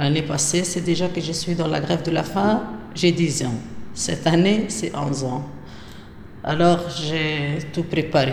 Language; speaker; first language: French; non-native, local second language; Arabic